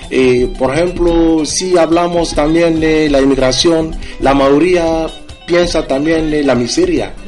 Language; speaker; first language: Spanish; non-native, fluent; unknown